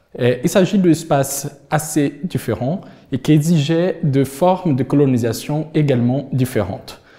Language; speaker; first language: French; non-native, fluent; Portuguese